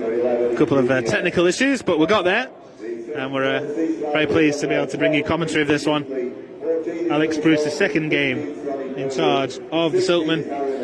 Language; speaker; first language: English; native; English